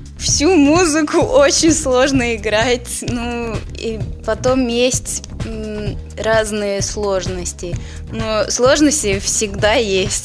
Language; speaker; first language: Russian; early bilingual, heritage; Russian